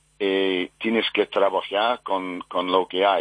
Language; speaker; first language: Spanish; non-native, fluent; English